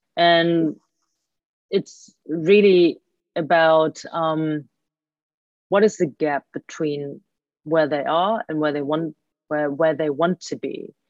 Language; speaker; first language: English; early bilingual, other home language; Cantonese